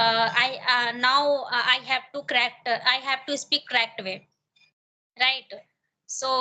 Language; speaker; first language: English; non-native, learner; Hindi